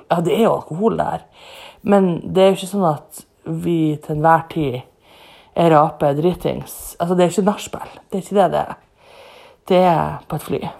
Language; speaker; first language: Norwegian; native; Norwegian